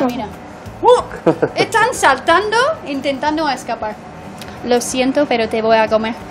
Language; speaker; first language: Spanish; non-native, fluent; English